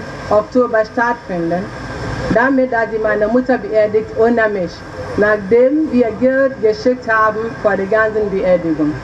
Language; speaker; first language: German; non-native, learner; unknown